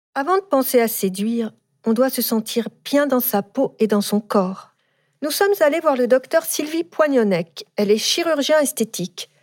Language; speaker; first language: French; native; French